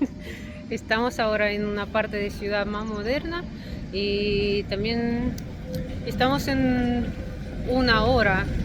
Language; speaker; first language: Spanish; non-native, fluent; Russian